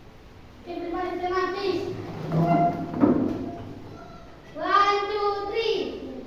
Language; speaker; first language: English; non-native, learner; Indonesian